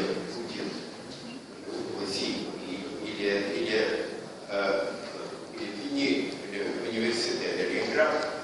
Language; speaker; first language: French; non-native, fluent; Russian